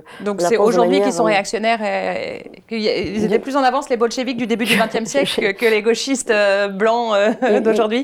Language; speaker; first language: French; native; French